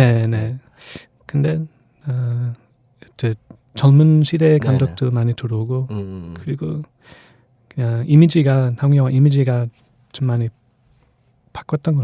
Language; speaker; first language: Korean; non-native, fluent; English